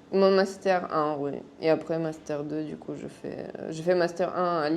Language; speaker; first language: French; non-native, fluent; Russian